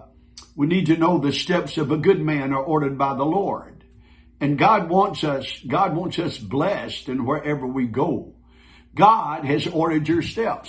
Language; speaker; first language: English; native; English